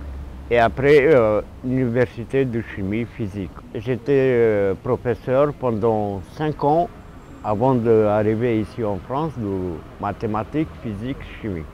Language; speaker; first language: French; non-native, fluent; Romanian